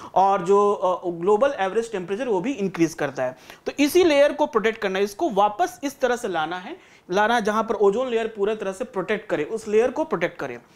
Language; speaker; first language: Hindi; native; Hindi